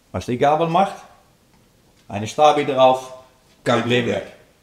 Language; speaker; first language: German; non-native, learner; Dutch